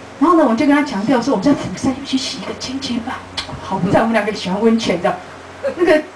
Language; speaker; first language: Chinese; native; Chinese